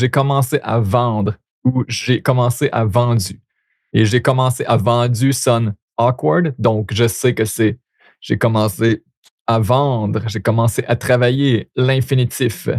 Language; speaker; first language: French; native; French